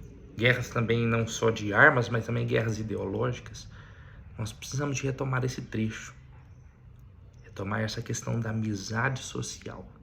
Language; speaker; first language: Portuguese; native; Portuguese